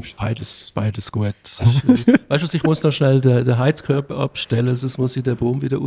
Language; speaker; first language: German; native; German